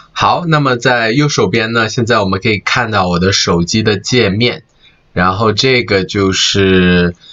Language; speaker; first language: Chinese; native; Chinese